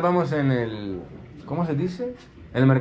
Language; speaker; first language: Spanish; non-native, learner; Greek